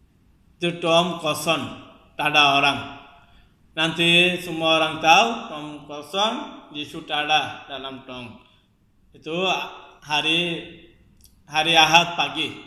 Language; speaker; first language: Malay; non-native, local second language; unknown